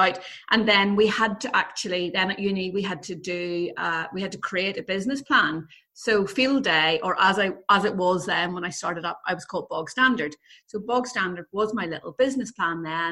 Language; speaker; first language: English; native; English